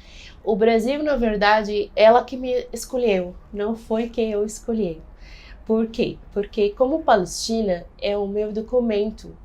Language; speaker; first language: Portuguese; non-native, fluent; Arabic